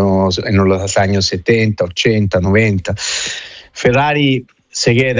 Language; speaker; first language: Spanish; non-native, fluent; Italian